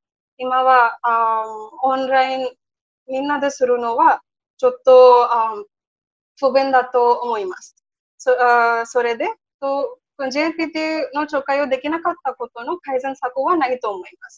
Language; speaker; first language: Japanese; non-native, learner; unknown